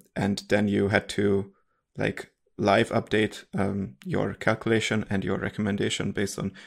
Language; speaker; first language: English; non-native, fluent; Hungarian